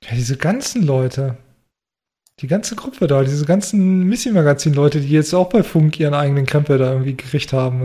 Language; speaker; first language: German; native; German